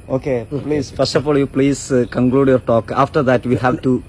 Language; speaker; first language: English; non-native, local second language; Malayalam